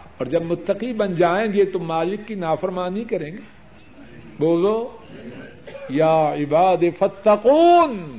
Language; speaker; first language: Urdu; non-native, local second language; Punjabi